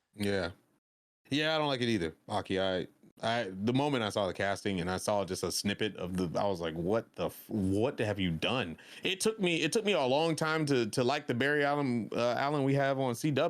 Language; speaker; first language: English; native; English